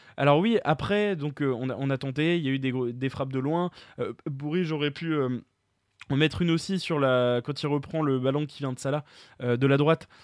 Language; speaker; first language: French; native; French